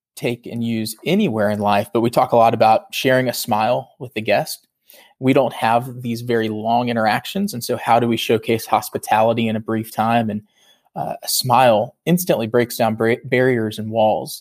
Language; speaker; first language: English; native; English